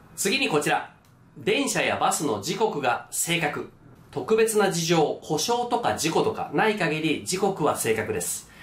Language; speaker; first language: Japanese; native; Japanese